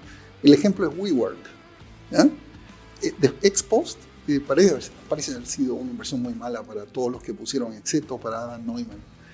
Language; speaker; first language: Spanish; native; Spanish